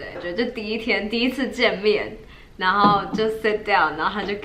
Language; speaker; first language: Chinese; early bilingual, heritage; Chinese